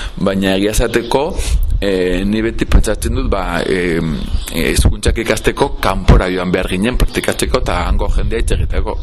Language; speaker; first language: Basque; non-native, local second language; Spanish